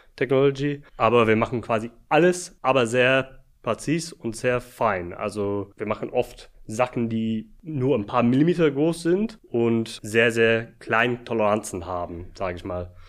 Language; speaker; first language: German; non-native, fluent; English